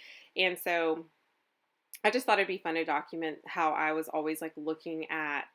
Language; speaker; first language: English; native; English